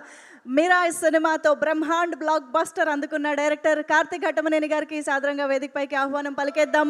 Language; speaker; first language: Telugu; native; Telugu